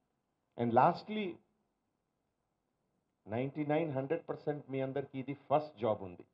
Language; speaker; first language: Telugu; non-native, local second language; Hindi